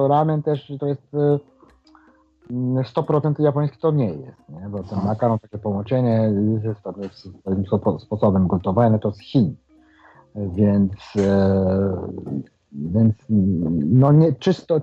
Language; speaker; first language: Polish; non-native, fluent; Japanese